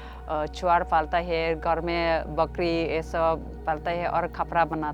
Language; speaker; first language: Hindi; non-native, local second language; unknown